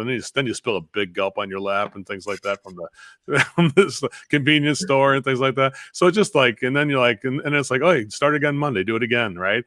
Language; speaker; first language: English; native; English